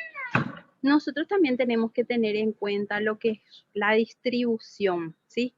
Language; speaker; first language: Spanish; native; Spanish